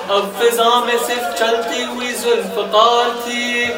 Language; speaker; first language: Urdu; native; Urdu